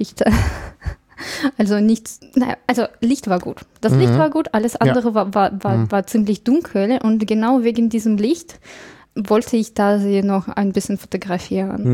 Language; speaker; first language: German; non-native, fluent; English